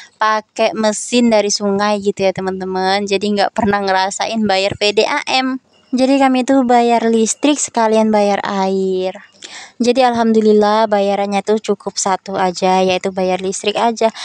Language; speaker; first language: Indonesian; non-native, local second language; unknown